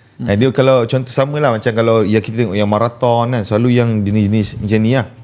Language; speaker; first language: Malay; native; Malay